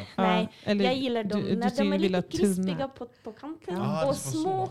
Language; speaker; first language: Swedish; non-native, fluent; Russian